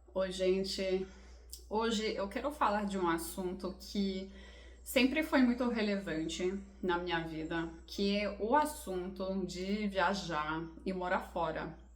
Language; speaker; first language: Portuguese; non-native, fluent; English